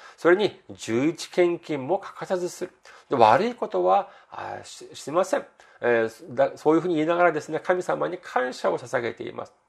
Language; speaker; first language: Japanese; non-native, fluent; Korean